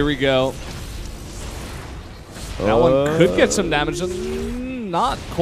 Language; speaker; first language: English; native; English